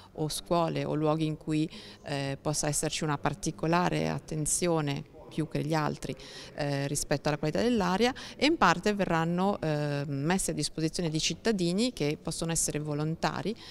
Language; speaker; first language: Italian; native; Italian